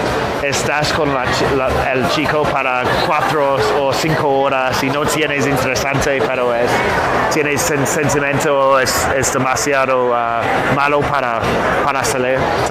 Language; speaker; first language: Spanish; non-native, learner; English